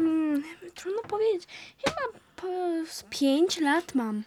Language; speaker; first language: Polish; early bilingual, heritage; Polish